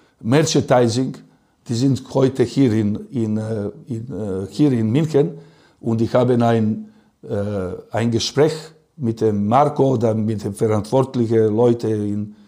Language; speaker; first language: German; non-native, learner; Serbian